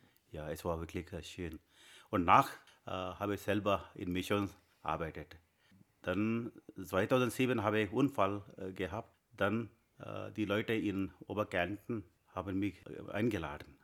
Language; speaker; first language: German; non-native, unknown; Kannada